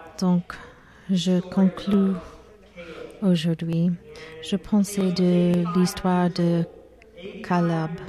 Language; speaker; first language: French; non-native, learner; English